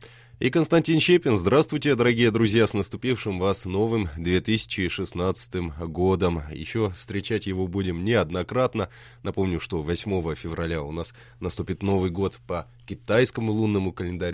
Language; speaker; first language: Russian; native; Russian